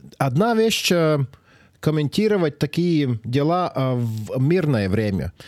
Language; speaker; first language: Russian; non-native, local second language; Latvian